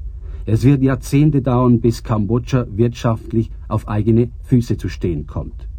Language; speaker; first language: German; native; German